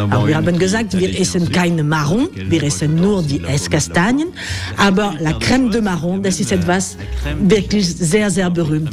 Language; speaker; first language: German; non-native, learner; French